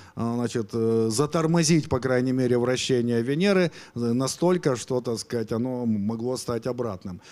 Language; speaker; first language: Russian; native; Russian